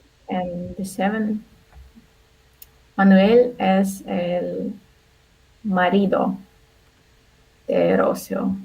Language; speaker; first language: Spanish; non-native, learner; Russian